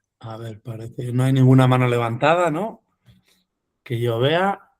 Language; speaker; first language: Spanish; native; Spanish